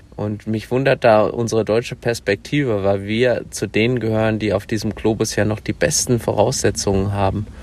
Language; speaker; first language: German; native; German